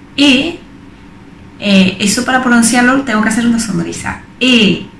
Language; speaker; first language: Spanish; non-native, fluent; French